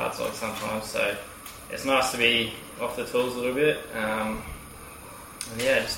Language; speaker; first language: English; native; English